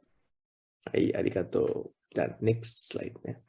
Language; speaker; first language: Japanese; non-native, learner; Hindi